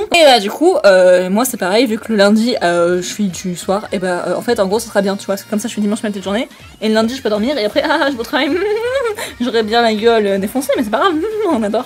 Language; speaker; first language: French; native; French